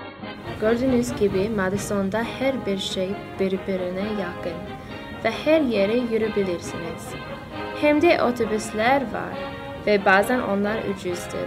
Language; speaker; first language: Turkish; non-native, learner; English